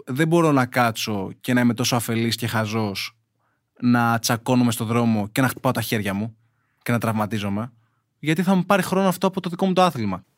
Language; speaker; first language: Greek; native; Greek